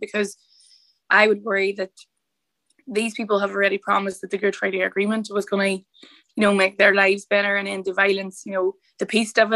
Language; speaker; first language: English; native; English